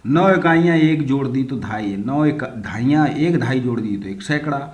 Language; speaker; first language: Hindi; native; Hindi